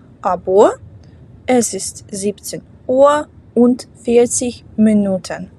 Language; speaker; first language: German; non-native, fluent; Ukrainian